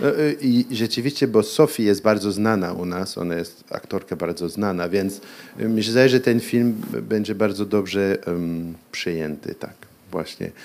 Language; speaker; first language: Polish; early bilingual, heritage; Polish